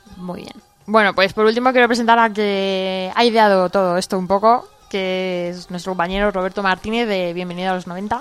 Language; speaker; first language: Spanish; native; Spanish